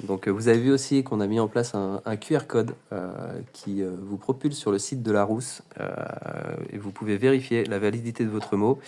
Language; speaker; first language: French; native; French